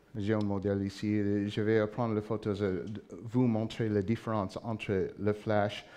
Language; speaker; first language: French; non-native, learner; English